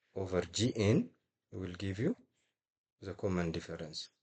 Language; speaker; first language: English; non-native, local second language; Amharic